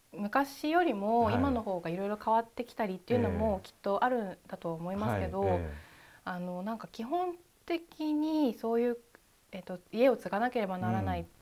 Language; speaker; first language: Japanese; native; Japanese